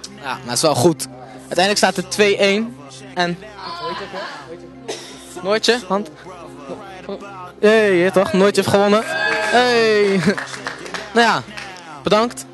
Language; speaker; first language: Dutch; native; Dutch